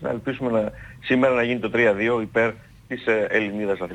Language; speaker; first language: Greek; native; Greek